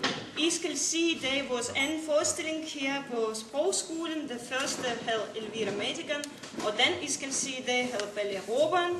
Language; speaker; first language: Danish; non-native, learner; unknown